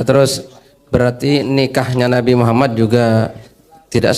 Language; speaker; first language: Indonesian; native; Indonesian